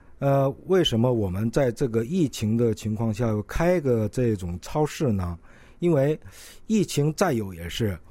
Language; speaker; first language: Chinese; non-native, local second language; Korean